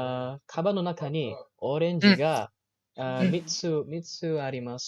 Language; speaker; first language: Japanese; non-native, learner; Malay